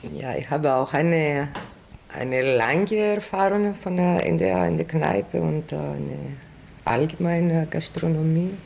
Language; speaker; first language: German; non-native, learner; Greek